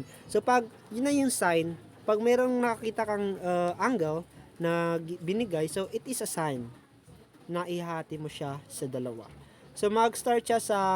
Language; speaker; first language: Filipino; native; Filipino